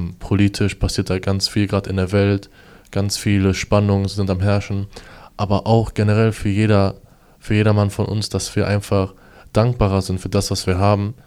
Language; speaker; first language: German; native; German